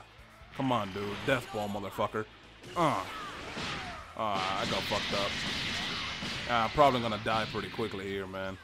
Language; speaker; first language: English; native; English